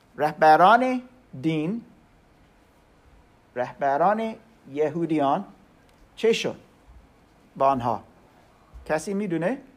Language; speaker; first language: Persian; non-native, learner; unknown